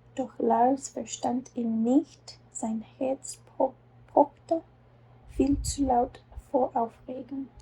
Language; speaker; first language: German; non-native, learner; English